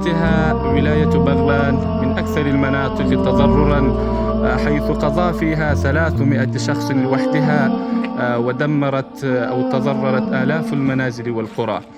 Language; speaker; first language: Arabic; non-native, fluent; Pashto